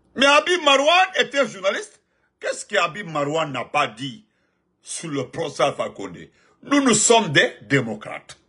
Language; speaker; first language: French; non-native, local second language; Fula